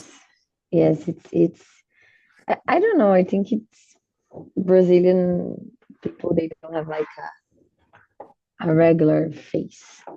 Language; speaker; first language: English; non-native, learner; Portuguese